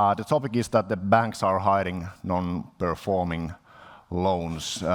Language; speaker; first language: English; non-native, fluent; Finnish